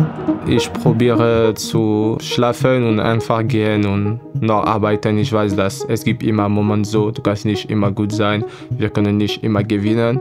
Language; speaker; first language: German; non-native, fluent; French